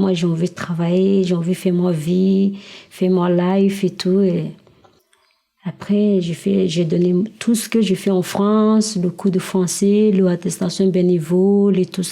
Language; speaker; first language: French; non-native, learner; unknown